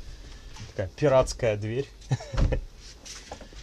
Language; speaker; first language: Russian; native; Russian